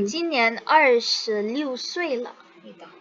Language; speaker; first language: Chinese; non-native, fluent; Indonesian